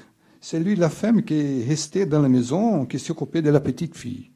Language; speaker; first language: French; non-native, fluent; Portuguese